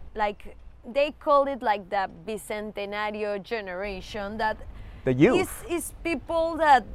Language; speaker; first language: English; non-native, fluent; Spanish